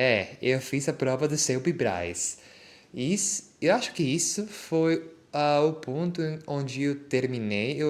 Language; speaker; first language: Portuguese; non-native, fluent; Spanish